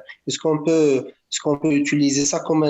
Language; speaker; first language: French; non-native, learner; Arabic